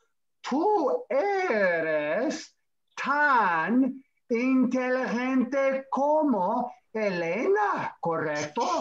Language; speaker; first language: Spanish; non-native, fluent; English